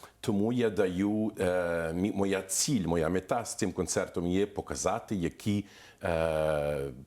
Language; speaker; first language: Ukrainian; early bilingual, heritage; Ukrainian